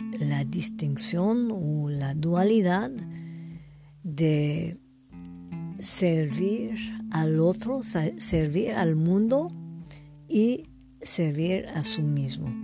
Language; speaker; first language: Spanish; non-native, learner; English